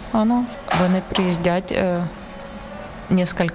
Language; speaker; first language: Czech; non-native, learner; Ukrainian